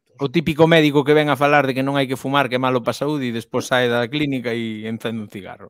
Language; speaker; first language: Galician; native; Galician